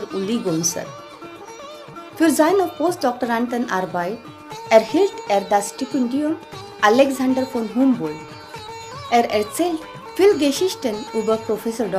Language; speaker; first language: German; non-native, fluent; Marathi